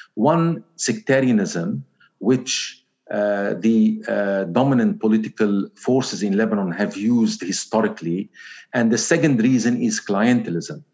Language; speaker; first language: English; non-native, fluent; Arabic